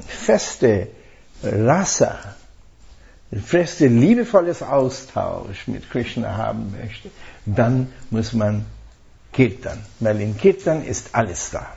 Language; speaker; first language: German; non-native, fluent; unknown